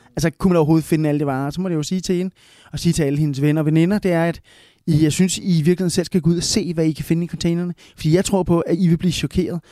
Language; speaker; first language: Danish; early bilingual, other home language; Spanish